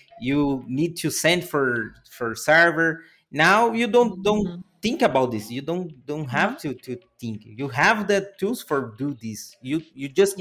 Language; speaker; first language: English; non-native, learner; Portuguese